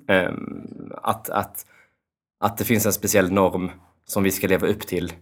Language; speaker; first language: Swedish; early bilingual, other home language; Albanian